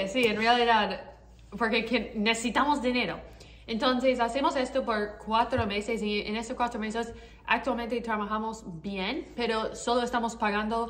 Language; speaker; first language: Spanish; non-native, learner; English